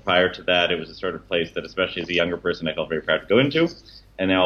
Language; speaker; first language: English; native; English